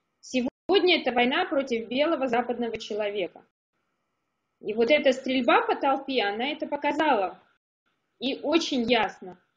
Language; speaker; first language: Russian; native; Russian